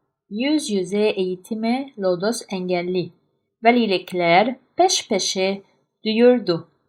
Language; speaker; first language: Turkish; non-native, fluent; Arabic